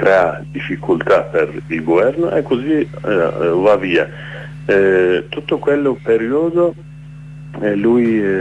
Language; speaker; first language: Italian; non-native, fluent; Kurdish